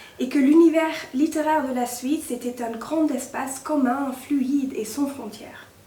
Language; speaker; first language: French; non-native, fluent; German